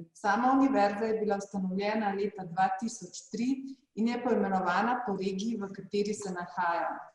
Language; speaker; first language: Slovenian; native; Slovenian